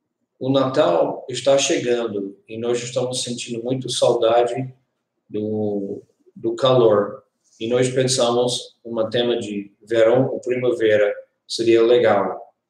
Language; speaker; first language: Portuguese; non-native, learner; English